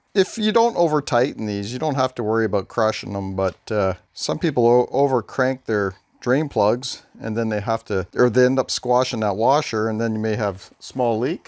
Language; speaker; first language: English; native; English